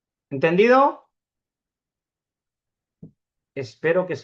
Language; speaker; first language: Spanish; non-native, fluent; Urdu